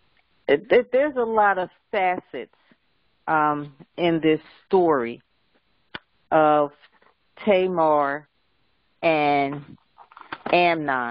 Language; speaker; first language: English; native; English